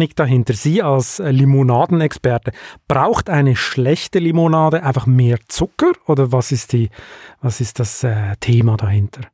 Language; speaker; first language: German; native; German